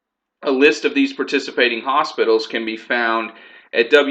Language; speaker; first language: English; native; English